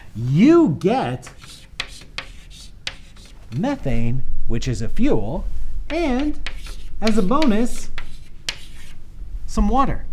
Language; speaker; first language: English; native; English